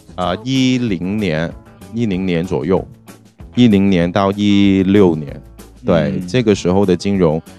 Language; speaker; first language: Chinese; non-native, local second language; Cantonese